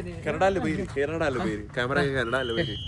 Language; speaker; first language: Kannada; native; Kannada